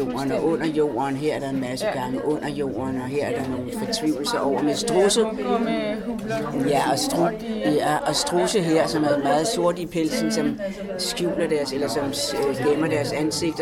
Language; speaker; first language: Danish; native; Danish